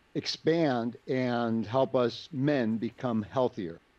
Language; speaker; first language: English; native; English